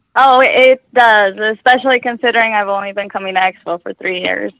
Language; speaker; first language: English; early bilingual, other home language; Spanish